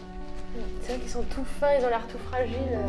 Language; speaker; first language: French; native; French